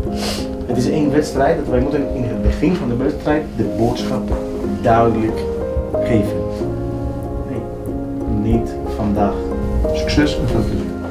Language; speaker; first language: Dutch; non-native, fluent; Greek